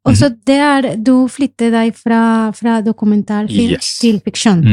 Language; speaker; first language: Norwegian; non-native, fluent; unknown